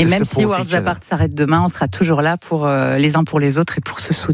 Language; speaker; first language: French; native; French